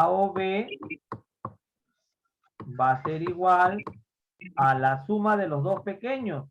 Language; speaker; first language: Spanish; native; Spanish